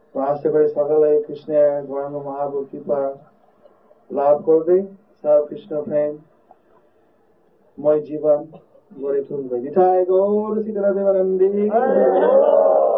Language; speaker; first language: Bangla; non-native, fluent; English